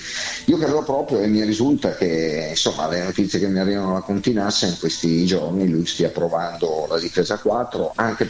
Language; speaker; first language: Italian; native; Italian